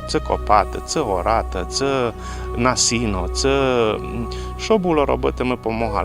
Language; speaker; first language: Ukrainian; early bilingual, heritage; Rusyn